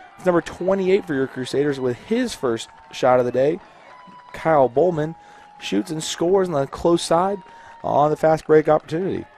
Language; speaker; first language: English; native; English